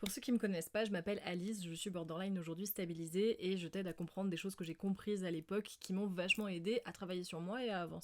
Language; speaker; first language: French; native; French